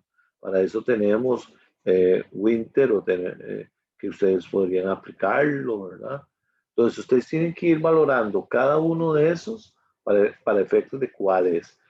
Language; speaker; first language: Spanish; native; Spanish